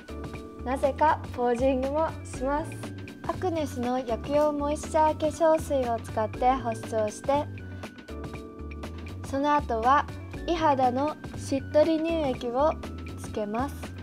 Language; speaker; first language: Japanese; early bilingual, heritage; Japanese